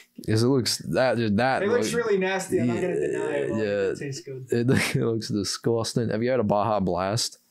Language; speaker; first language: English; native; English